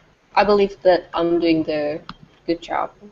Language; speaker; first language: English; non-native, fluent; Vietnamese